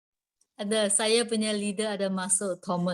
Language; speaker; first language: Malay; non-native, local second language; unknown